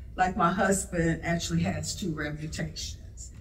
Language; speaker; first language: English; native; English